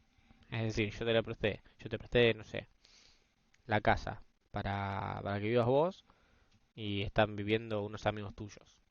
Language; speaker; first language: Spanish; native; Spanish